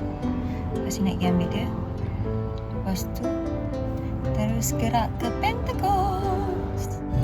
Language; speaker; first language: Malay; native; Malay